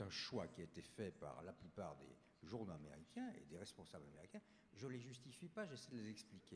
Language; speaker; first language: French; native; French